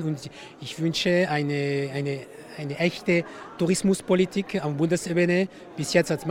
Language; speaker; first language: German; non-native, local second language; French